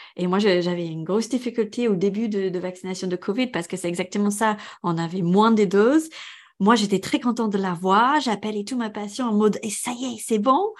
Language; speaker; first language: French; non-native, fluent; English